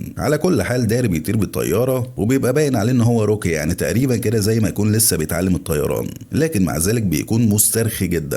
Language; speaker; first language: Arabic; native; Arabic